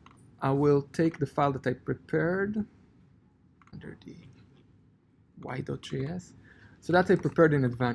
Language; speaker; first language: English; non-native, fluent; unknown